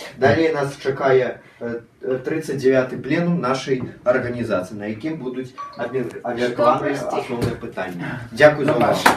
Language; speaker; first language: Belarusian; non-native, local second language; Russian